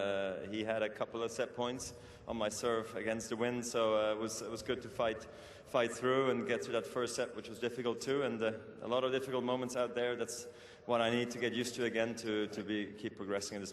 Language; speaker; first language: English; non-native, fluent; German